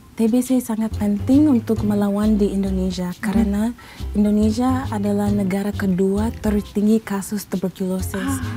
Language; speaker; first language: Indonesian; non-native, fluent; English